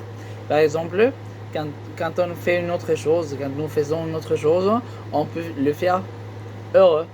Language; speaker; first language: French; non-native, learner; Spanish